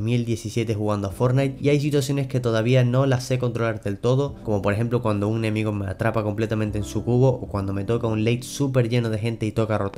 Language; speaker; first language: Spanish; native; Spanish